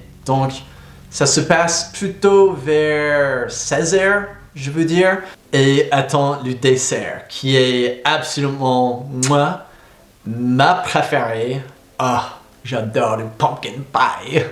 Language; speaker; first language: French; non-native, fluent; English